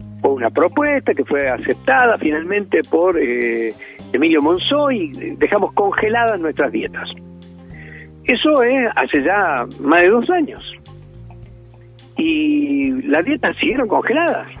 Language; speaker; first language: Spanish; native; Spanish